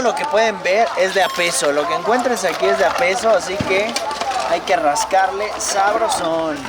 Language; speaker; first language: Spanish; native; Spanish